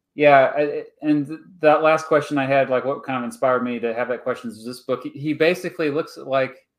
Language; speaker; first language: English; native; English